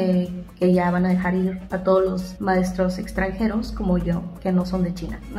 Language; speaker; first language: Spanish; native; Spanish